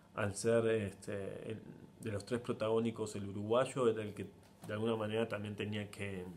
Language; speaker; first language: Spanish; native; Spanish